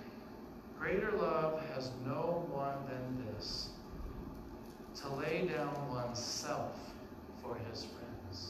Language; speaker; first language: English; native; English